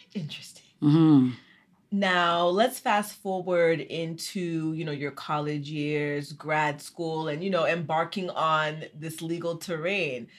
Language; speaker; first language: English; early bilingual, other home language; Haitian Creole